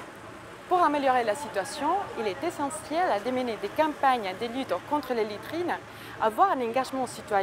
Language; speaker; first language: French; native; French